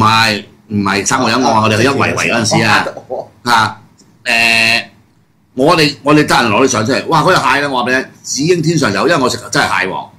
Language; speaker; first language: Cantonese; native; Cantonese